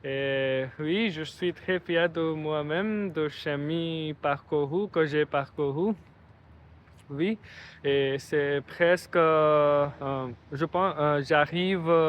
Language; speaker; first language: French; non-native, learner; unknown